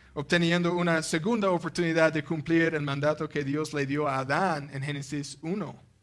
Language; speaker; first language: Spanish; non-native, fluent; English